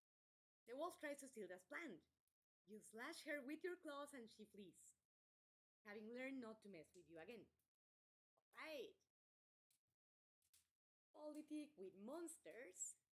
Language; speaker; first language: English; non-native, fluent; Spanish